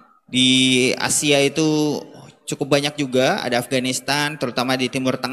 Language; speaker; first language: Indonesian; native; Indonesian